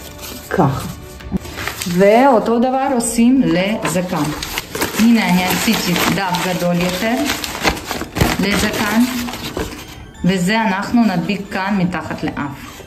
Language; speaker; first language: Hebrew; non-native, fluent; Russian